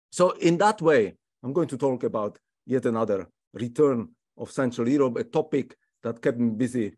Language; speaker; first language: English; non-native, fluent; Slovak